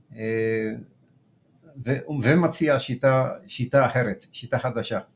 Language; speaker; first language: Hebrew; early bilingual, other home language; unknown